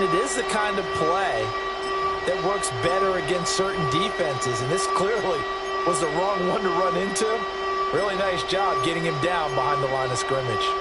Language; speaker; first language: English; native; English